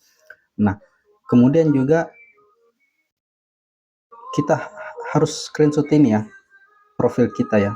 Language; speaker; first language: Indonesian; native; Indonesian